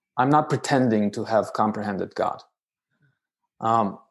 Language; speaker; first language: English; non-native, fluent; Romanian